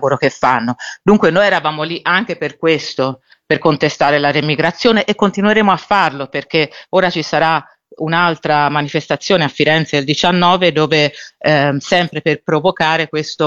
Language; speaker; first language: Italian; native; Italian